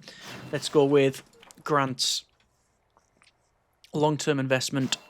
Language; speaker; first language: English; native; English